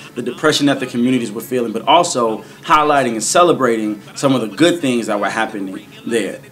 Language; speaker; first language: English; native; English